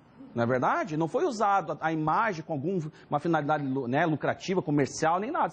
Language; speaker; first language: Portuguese; native; Portuguese